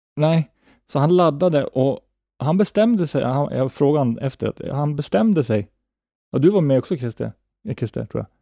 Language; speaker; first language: Swedish; native; Swedish